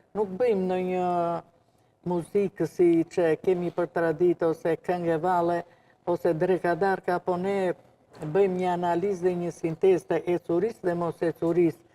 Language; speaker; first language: Albanian; non-native, local second language; Romany